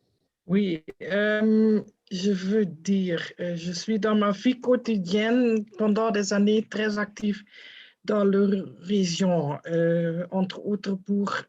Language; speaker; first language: French; non-native, fluent; Dutch